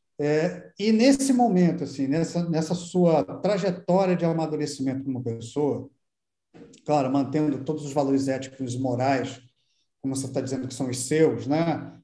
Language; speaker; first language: Portuguese; native; Portuguese